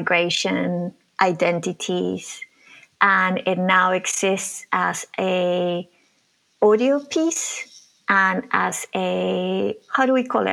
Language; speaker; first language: English; non-native, fluent; Spanish